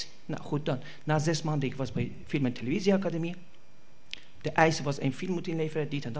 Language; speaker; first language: Dutch; non-native, fluent; Persian